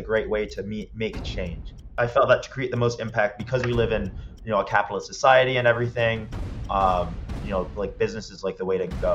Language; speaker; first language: English; native; English